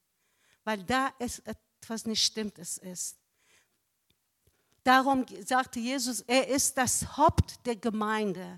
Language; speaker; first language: German; non-native, fluent; Persian